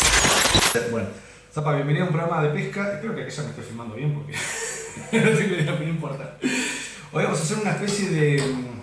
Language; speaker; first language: Spanish; native; Spanish